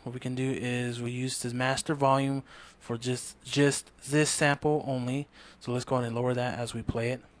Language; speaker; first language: English; native; English